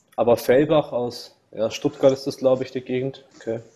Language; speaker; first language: German; non-native, fluent; Russian